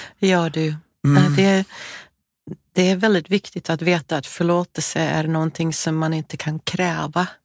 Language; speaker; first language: Swedish; non-native, fluent; English